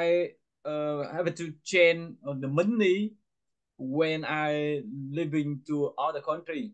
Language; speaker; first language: English; non-native, learner; Vietnamese